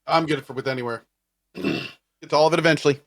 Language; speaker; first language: English; native; English